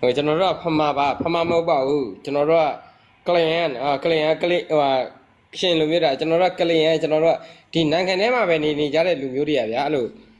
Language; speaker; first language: Burmese; non-native, local second language; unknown